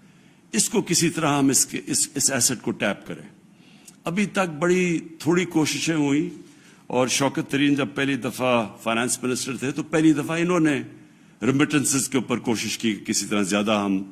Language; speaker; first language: Urdu; native; Urdu